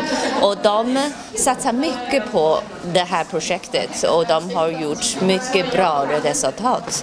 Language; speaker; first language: Swedish; non-native, fluent; Chinese